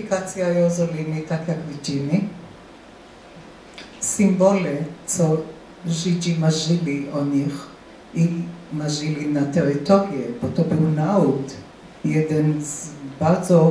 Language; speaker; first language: Polish; non-native, fluent; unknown